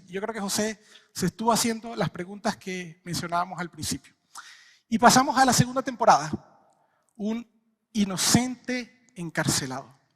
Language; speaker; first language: Spanish; native; Spanish